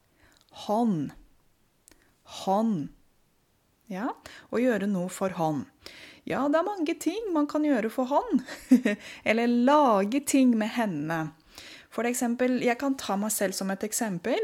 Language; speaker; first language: Norwegian; non-native, fluent; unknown